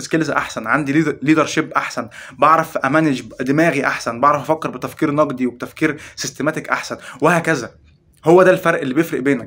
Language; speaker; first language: Arabic; native; Arabic